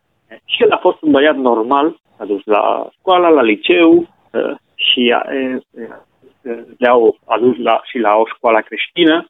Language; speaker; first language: Romanian; non-native, fluent; Spanish